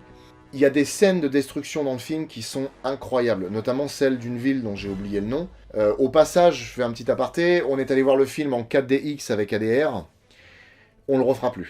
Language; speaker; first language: French; native; French